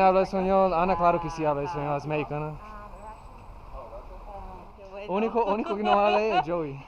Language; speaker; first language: Spanish; non-native, learner; English